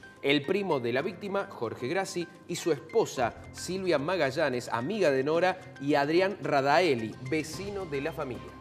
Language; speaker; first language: Spanish; native; Spanish